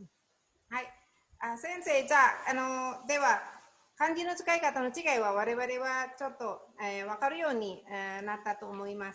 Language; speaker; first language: Japanese; non-native, learner; Indonesian